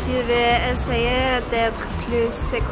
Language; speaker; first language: French; non-native, learner; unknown